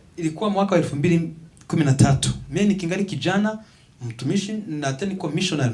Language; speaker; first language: Swahili; non-native, local second language; Kinyarwanda